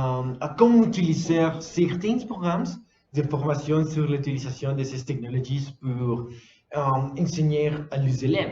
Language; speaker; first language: French; non-native, learner; Spanish